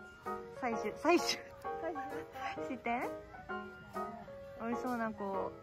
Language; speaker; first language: Japanese; native; Japanese